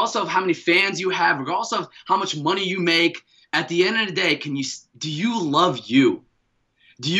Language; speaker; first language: English; native; English